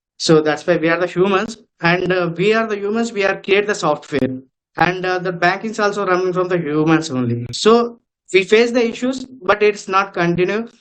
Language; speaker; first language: English; non-native, local second language; Telugu